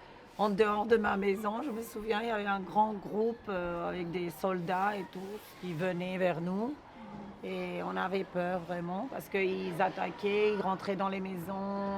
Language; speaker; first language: French; non-native, local second language; Greek